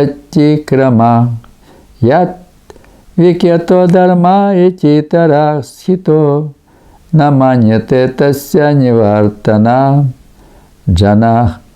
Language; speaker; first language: Russian; native; Russian